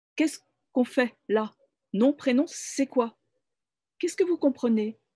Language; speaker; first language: French; native; French